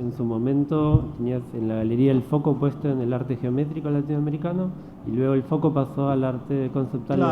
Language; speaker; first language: Spanish; native; Spanish